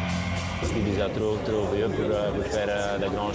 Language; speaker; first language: French; non-native, local second language; Dutch